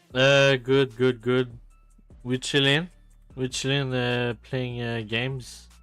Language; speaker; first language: English; non-native, learner; French